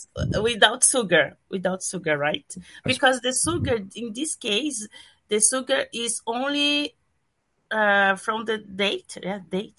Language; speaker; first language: English; non-native, learner; Portuguese